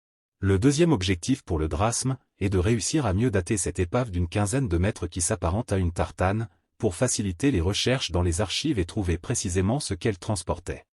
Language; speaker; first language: French; native; French